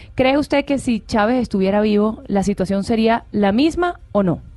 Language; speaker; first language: Spanish; native; Spanish